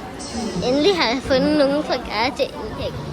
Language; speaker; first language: Danish; early bilingual, heritage; Danish